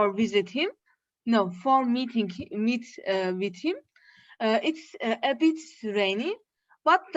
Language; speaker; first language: English; non-native, learner; Turkish